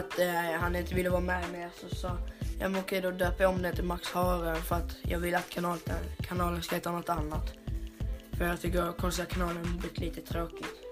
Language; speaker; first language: Swedish; native; Swedish